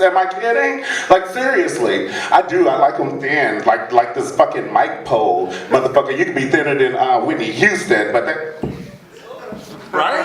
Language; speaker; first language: English; native; English